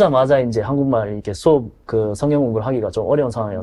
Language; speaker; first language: Korean; native; Korean